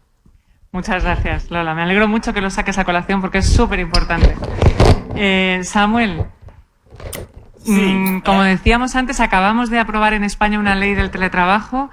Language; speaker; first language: Spanish; native; Spanish